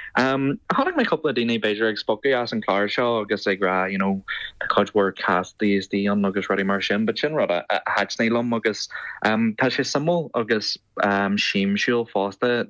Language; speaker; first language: Irish; native; Irish